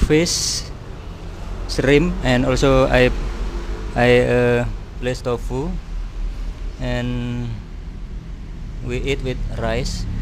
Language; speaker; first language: English; non-native, learner; Indonesian